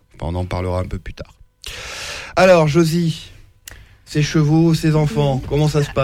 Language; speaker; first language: French; native; French